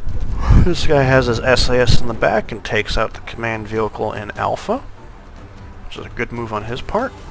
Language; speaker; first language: English; native; English